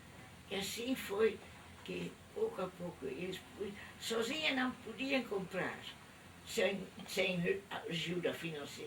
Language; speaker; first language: Portuguese; non-native, fluent; Dutch